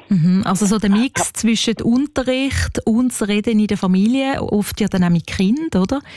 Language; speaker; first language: German; native; German